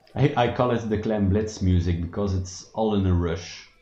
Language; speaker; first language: English; non-native, fluent; Dutch